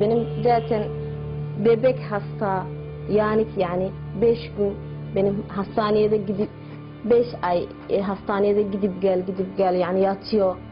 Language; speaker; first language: Turkish; non-native, learner; Somali